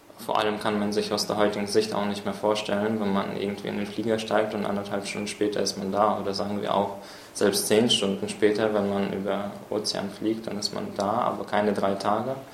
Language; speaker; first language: German; early bilingual, other home language; Russian